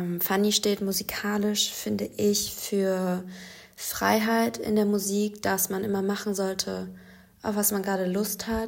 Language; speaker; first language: German; native; German